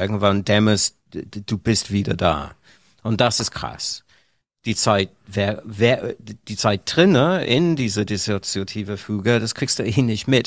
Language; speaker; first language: German; non-native, fluent; English